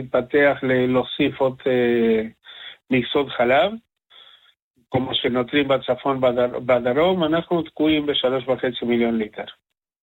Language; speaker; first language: Hebrew; non-native, fluent; Spanish